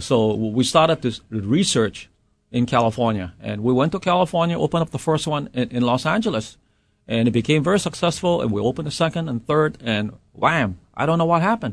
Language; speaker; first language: English; non-native, local second language; Cantonese